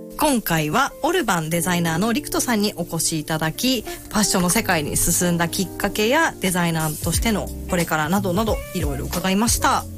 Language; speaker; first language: Japanese; native; Japanese